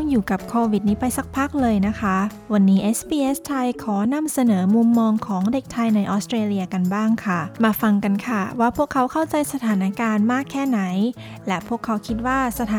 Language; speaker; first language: Thai; native; Thai